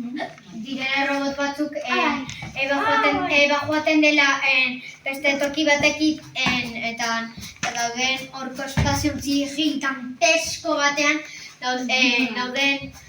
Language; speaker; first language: Basque; non-native, local second language; Spanish